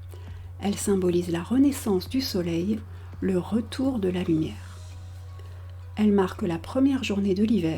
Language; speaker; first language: French; native; French